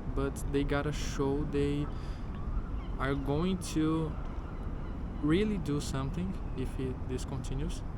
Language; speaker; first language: English; non-native, fluent; Portuguese